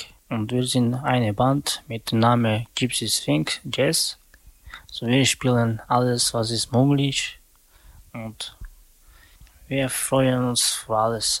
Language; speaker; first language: German; non-native, learner; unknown